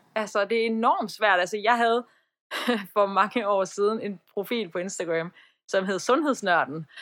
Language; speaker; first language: Danish; early bilingual, other home language; Persian